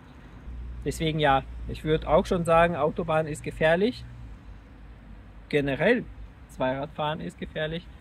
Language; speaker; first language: German; native; German